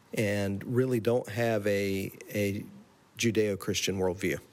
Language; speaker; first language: English; native; English